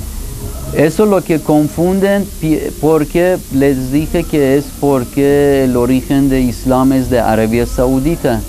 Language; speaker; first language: Spanish; non-native, fluent; Persian